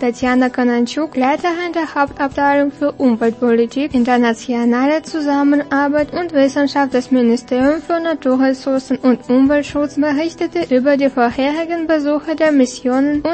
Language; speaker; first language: German; non-native, fluent; Russian